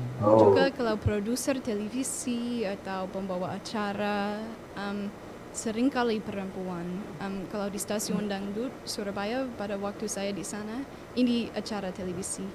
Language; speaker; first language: Indonesian; non-native, fluent; English